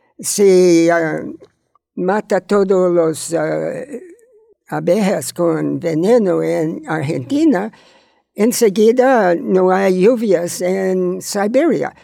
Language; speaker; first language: Spanish; non-native, learner; English